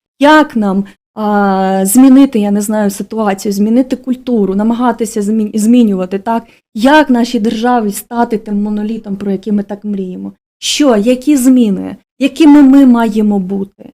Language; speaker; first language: Ukrainian; native; Ukrainian